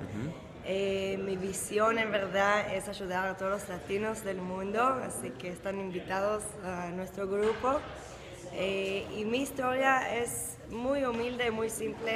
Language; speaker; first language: Spanish; early bilingual, heritage; Spanish